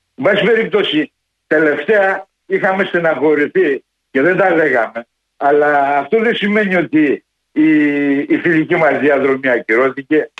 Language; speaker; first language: Greek; native; Greek